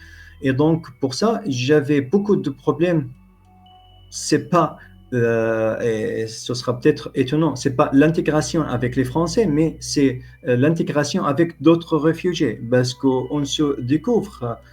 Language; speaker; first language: French; non-native, fluent; Arabic